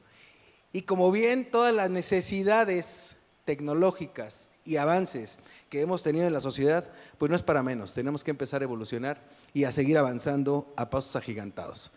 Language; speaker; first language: Spanish; native; Spanish